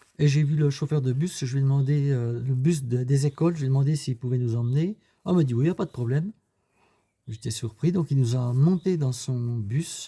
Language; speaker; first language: French; native; French